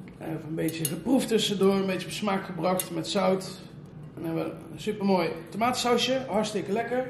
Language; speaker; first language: Dutch; native; Dutch